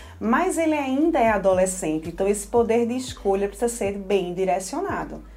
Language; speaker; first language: Portuguese; native; Portuguese